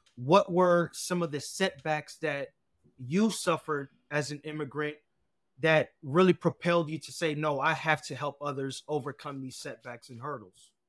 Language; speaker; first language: English; native; English